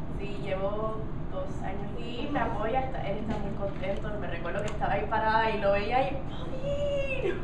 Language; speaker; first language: Spanish; early bilingual, other home language; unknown